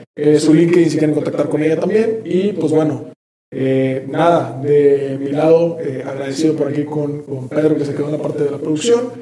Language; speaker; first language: Spanish; native; Spanish